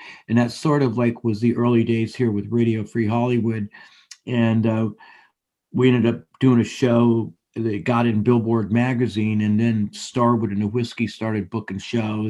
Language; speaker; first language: English; native; English